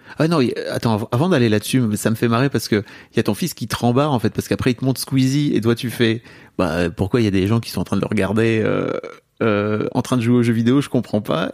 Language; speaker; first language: French; native; French